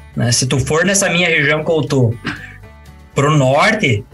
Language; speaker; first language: Portuguese; native; Portuguese